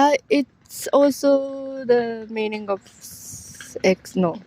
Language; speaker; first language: English; non-native, fluent; Japanese